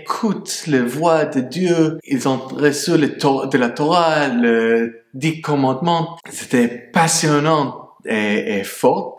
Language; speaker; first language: French; non-native, fluent; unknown